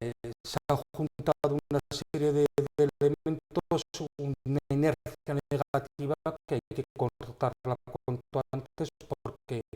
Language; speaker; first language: Spanish; native; Spanish